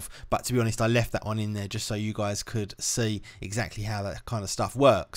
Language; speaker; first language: English; native; English